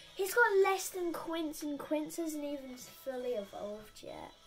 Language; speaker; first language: English; native; English